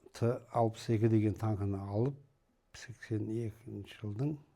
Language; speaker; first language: Kazakh; native; Kazakh